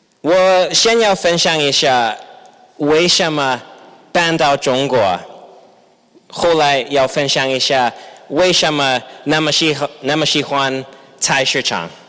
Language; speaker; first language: Chinese; non-native, fluent; English